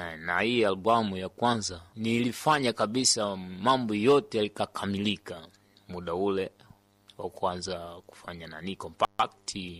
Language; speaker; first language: Swahili; non-native, local second language; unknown